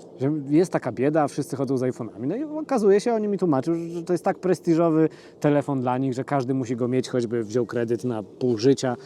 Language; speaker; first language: Polish; native; Polish